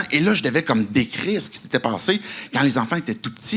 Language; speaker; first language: French; native; French